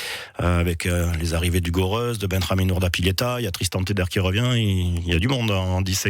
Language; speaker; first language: French; native; French